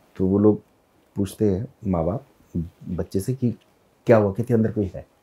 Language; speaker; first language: Hindi; native; Hindi